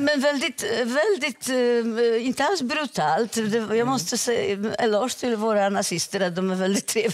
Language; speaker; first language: Swedish; non-native, fluent; Polish